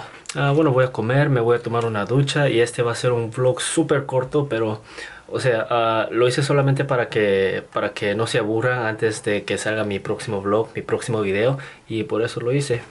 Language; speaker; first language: Spanish; non-native, fluent; Korean